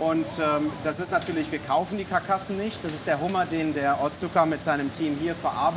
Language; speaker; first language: German; native; German